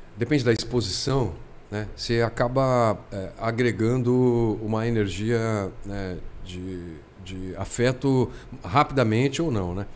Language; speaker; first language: Portuguese; native; Portuguese